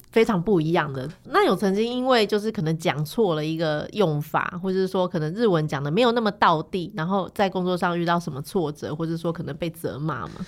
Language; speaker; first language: Chinese; native; Chinese